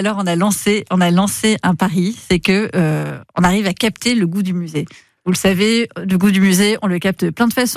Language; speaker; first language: French; native; French